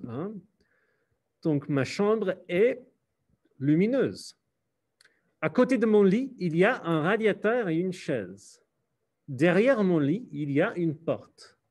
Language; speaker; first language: French; non-native, fluent; English